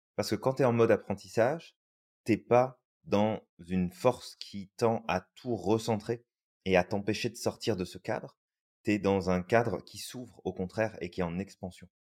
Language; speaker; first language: French; native; French